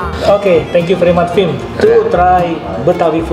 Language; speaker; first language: English; non-native, learner; Indonesian